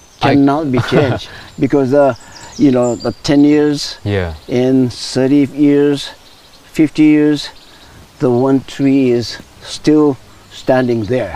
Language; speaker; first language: English; non-native, learner; Japanese